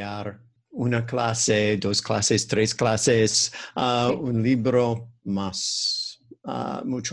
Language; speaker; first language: Spanish; non-native, learner; English